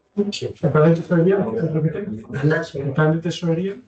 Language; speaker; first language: Spanish; native; Spanish